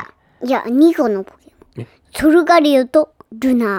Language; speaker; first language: Japanese; early bilingual, heritage; Japanese